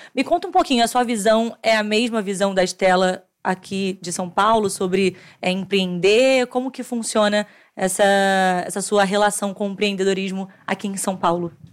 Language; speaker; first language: Portuguese; native; Portuguese